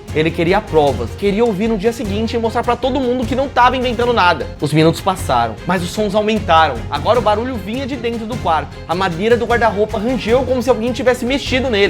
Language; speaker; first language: Portuguese; native; Portuguese